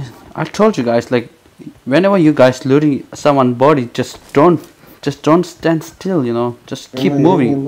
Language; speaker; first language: English; non-native, fluent; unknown